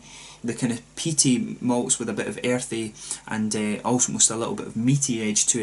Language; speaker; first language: English; native; English